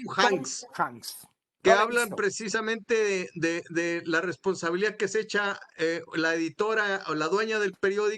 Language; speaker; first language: Spanish; native; Spanish